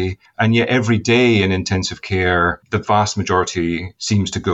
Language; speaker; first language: English; native; English